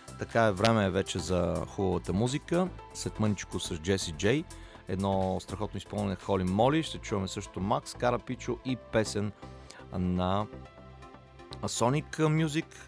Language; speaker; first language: Bulgarian; native; Bulgarian